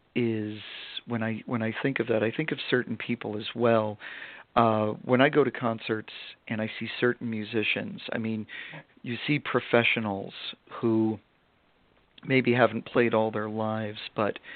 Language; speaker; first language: English; native; English